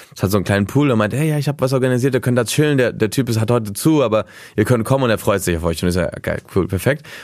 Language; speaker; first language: German; early bilingual, heritage; German